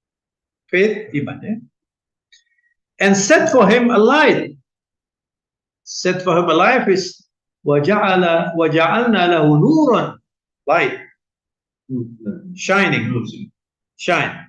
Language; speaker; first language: English; non-native, fluent; Indonesian